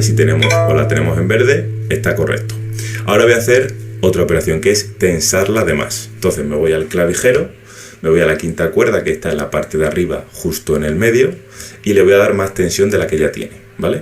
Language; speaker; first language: Spanish; native; Spanish